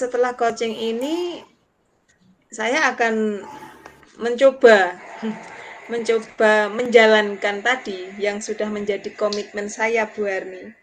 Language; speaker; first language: Indonesian; non-native, local second language; Javanese